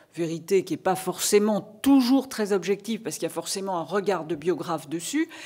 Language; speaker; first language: French; native; French